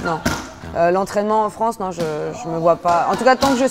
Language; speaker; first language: French; native; French